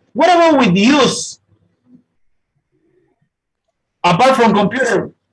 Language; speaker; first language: English; non-native, fluent; Spanish